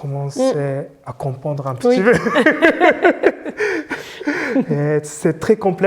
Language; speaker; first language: French; non-native, fluent; Japanese